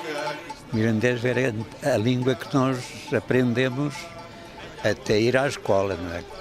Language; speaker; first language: Portuguese; non-native, local second language; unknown